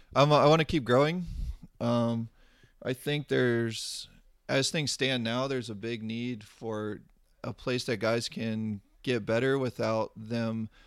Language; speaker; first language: English; native; English